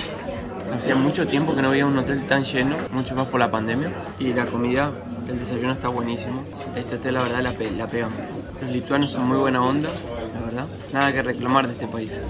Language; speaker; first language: Spanish; native; Spanish